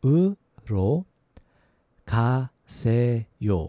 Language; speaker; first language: Korean; non-native, fluent; English